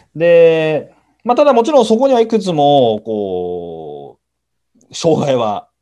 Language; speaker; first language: Japanese; native; Japanese